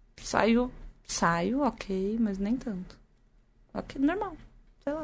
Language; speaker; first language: Portuguese; native; Portuguese